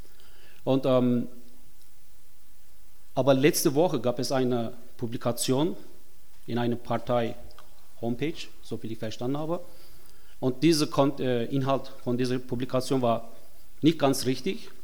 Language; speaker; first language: German; non-native, fluent; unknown